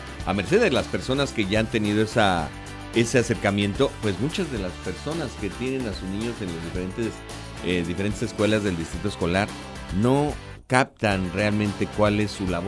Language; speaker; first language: Spanish; native; Spanish